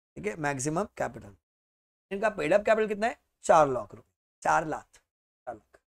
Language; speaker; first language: Hindi; native; Hindi